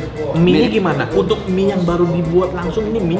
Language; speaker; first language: Indonesian; native; Indonesian